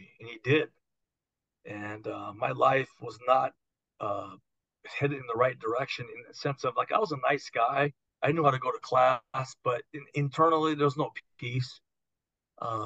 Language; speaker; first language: English; native; English